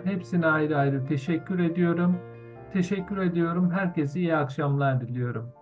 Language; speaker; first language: Turkish; native; Turkish